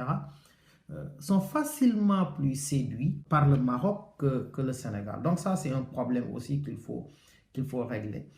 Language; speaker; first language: French; non-native, local second language; Wolof